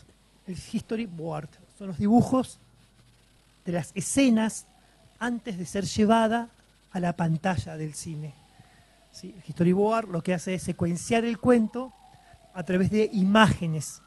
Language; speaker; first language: Spanish; native; Spanish